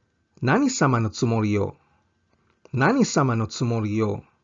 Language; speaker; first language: Japanese; non-native, fluent; English